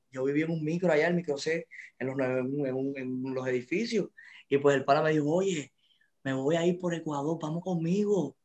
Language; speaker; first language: Spanish; native; Spanish